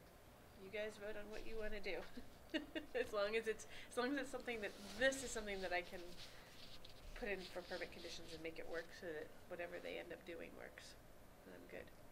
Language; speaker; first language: English; native; English